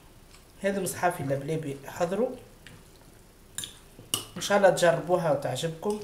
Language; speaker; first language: Arabic; native; Arabic